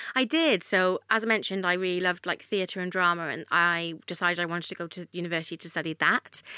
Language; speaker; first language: English; native; English